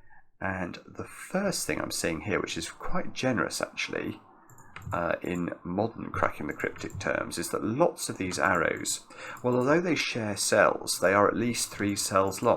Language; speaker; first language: English; native; English